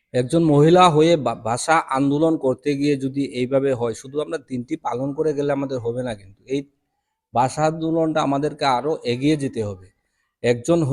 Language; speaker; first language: Bangla; non-native, local second language; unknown